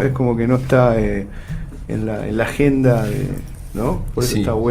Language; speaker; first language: Spanish; native; Spanish